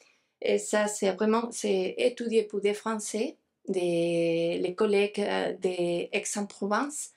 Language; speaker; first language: French; non-native, fluent; Spanish